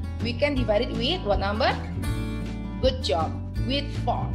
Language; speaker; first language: English; non-native, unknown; Indonesian